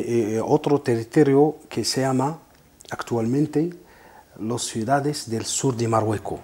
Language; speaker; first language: Spanish; non-native, fluent; Arabic